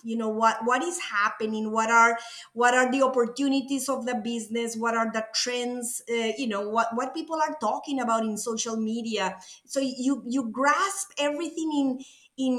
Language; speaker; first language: English; non-native, fluent; Spanish